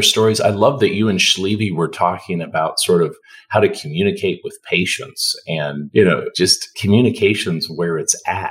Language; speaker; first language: English; native; English